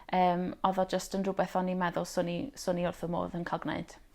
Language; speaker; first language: Welsh; native; Welsh